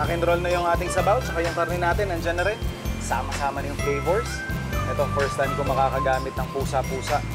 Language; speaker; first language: Filipino; non-native, local second language; Iloko